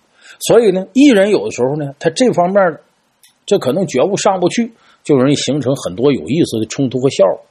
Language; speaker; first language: Chinese; native; Chinese